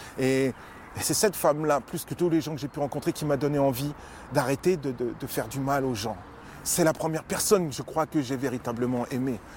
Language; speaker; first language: French; native; French